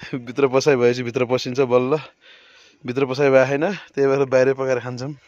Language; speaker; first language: Nepali; native; Nepali